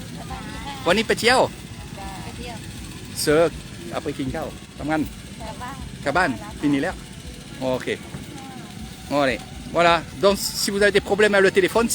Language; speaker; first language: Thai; non-native, learner; French